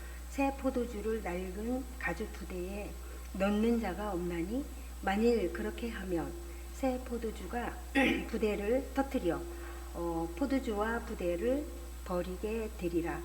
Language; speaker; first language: Korean; native; Korean